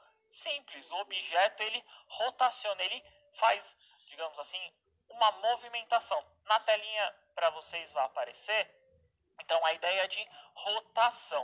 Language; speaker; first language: Portuguese; native; Portuguese